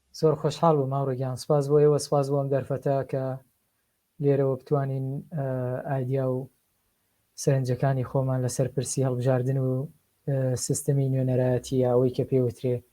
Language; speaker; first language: Central Kurdish; native; Central Kurdish